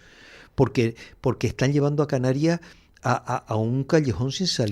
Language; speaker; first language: Spanish; native; Spanish